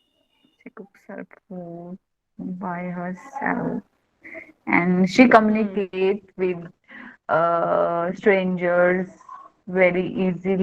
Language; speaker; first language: English; non-native, learner; Hindi